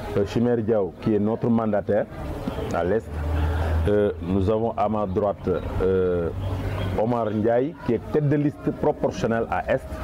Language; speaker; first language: French; non-native, local second language; Wolof